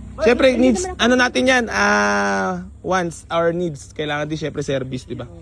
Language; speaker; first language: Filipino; native; Filipino